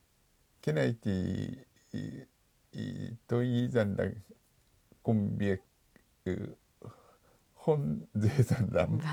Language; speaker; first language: Vietnamese; non-native, fluent; Japanese